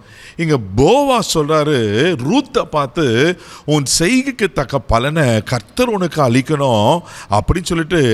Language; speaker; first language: Tamil; native; Tamil